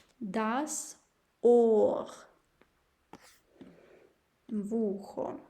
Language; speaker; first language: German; non-native, fluent; Ukrainian